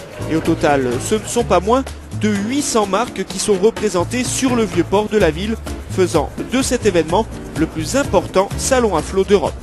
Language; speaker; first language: French; native; French